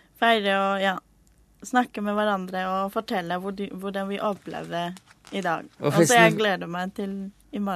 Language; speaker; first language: Norwegian; non-native, learner; Burmese